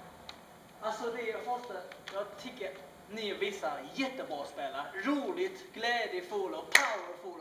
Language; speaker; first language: Swedish; non-native, learner; Chinese